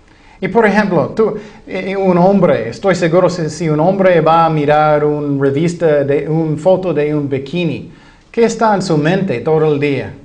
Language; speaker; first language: Spanish; non-native, fluent; English